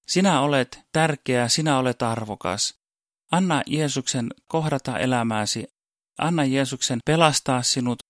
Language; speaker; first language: Finnish; early bilingual, heritage; Finnish